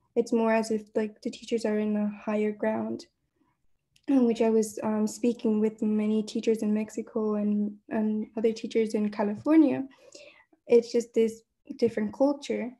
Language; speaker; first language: English; native; English